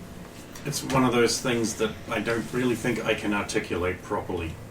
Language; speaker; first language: English; native; English